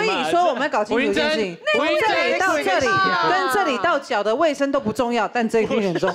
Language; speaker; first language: Chinese; native; Chinese